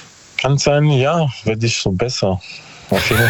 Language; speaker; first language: German; non-native, learner; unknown